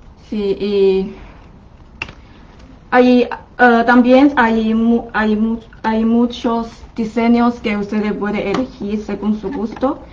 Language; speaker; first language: Spanish; non-native, fluent; Chinese